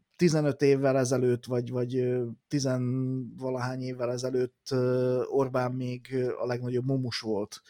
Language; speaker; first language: Hungarian; native; Hungarian